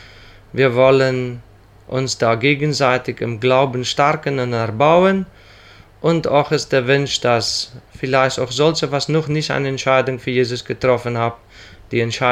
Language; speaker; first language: German; non-native, local second language; Plautdietsch